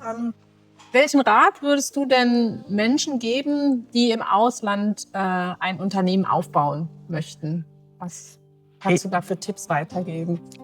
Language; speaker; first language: German; native; German